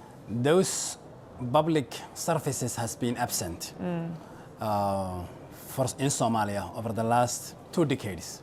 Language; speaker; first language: English; non-native, local second language; Somali